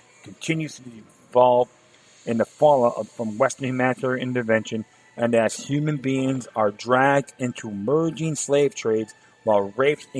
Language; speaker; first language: English; native; English